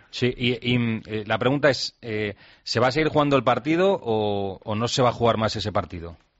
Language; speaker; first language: Spanish; native; Spanish